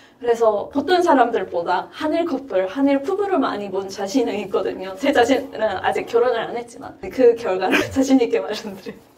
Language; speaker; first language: Korean; non-native, fluent; Japanese